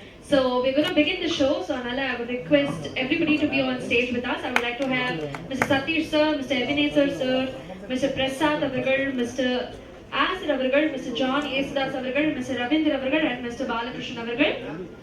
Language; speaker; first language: English; non-native, local second language; Tamil